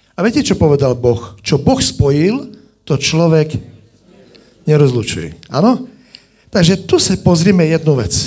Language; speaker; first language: Slovak; native; Slovak